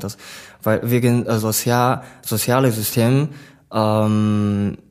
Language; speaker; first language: German; non-native, learner; Chinese